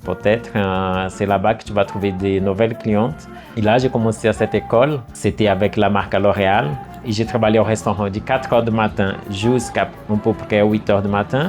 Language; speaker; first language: French; non-native, fluent; Portuguese